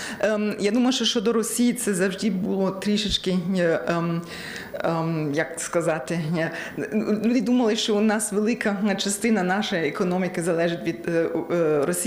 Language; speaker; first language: Ukrainian; non-native, learner; German